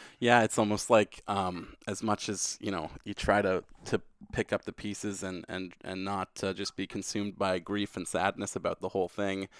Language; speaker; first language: English; native; English